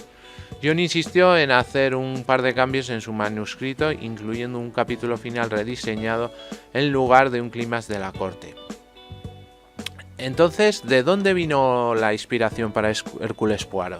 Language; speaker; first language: Spanish; native; Spanish